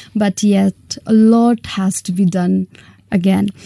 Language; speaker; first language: English; non-native, local second language; Nepali